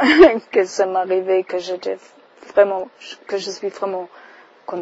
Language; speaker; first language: French; non-native, fluent; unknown